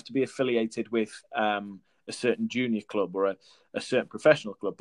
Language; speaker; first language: English; native; English